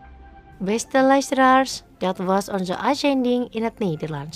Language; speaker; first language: Dutch; non-native, fluent; Indonesian